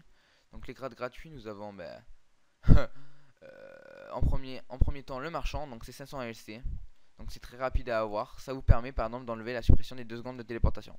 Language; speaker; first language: French; native; French